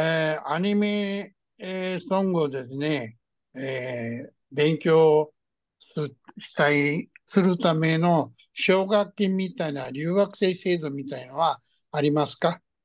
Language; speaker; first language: Japanese; early bilingual, heritage; Japanese